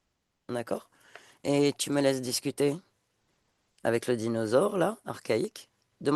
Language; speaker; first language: French; native; French